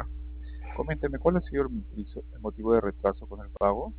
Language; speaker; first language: Spanish; native; Spanish